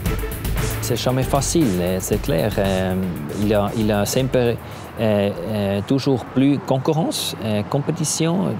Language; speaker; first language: French; non-native, learner; German